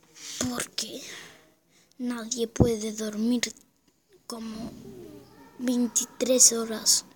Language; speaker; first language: Spanish; non-native, learner; German